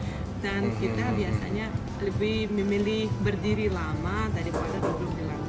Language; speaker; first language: Indonesian; non-native, fluent; Russian